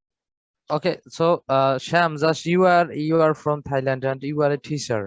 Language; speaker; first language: English; non-native, fluent; Bangla